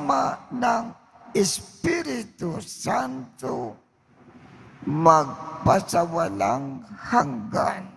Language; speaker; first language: Filipino; native; Filipino